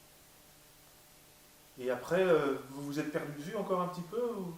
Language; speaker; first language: French; native; French